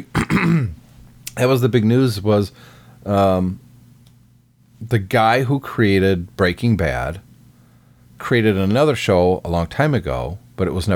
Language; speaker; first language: English; native; English